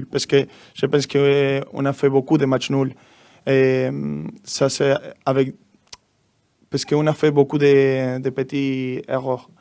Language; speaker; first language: French; non-native, learner; Spanish